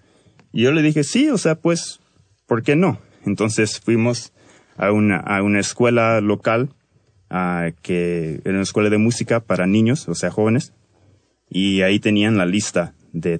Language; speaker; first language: Spanish; early bilingual, heritage; Spanish